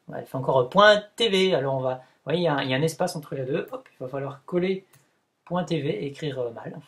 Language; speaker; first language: French; native; French